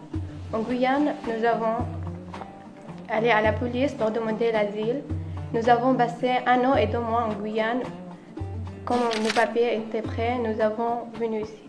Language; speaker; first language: French; non-native, learner; Arabic